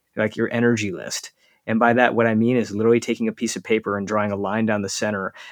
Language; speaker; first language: English; native; English